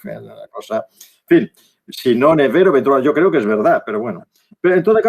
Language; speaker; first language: Spanish; native; Spanish